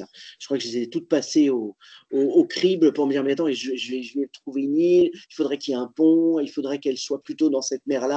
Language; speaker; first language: French; native; French